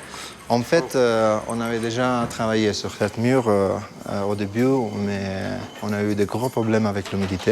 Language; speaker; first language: French; non-native, fluent; Italian